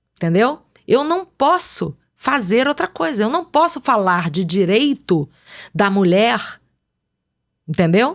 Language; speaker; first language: Portuguese; native; Portuguese